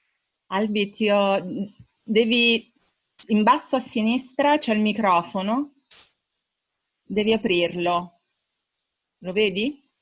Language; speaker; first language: Italian; native; Italian